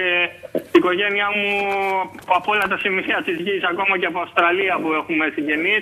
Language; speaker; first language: Greek; native; Greek